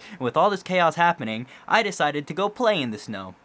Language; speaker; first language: English; native; English